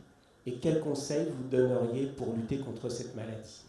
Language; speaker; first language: French; native; French